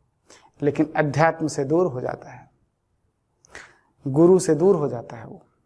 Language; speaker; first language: Hindi; native; Hindi